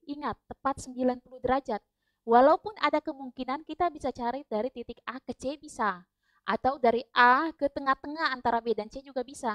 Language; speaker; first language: Indonesian; native; Indonesian